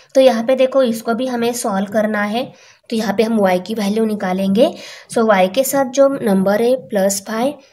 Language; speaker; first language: Hindi; non-native, local second language; Marathi